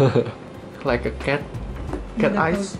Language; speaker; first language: English; non-native, learner; Indonesian